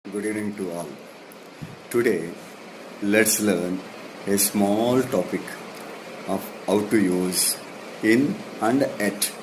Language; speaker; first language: English; non-native, local second language; Telugu